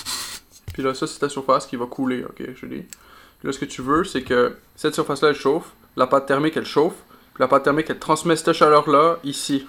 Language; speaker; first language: French; native; French